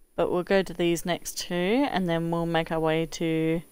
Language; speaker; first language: English; native; English